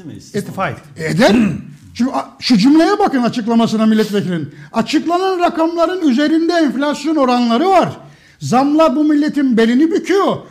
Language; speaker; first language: Turkish; native; Turkish